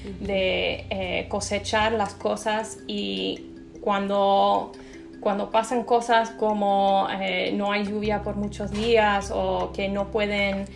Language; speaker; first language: Spanish; non-native, fluent; English